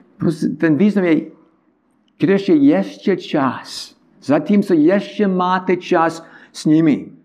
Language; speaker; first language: Czech; non-native, learner; English